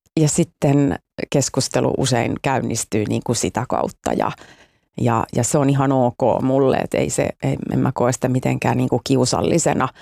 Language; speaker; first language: Finnish; native; Finnish